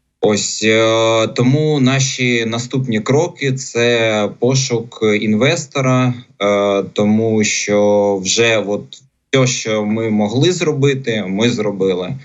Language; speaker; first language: Ukrainian; non-native, local second language; Russian